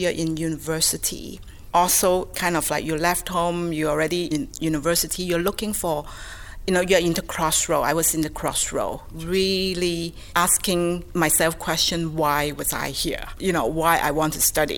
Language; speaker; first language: English; non-native, local second language; Cantonese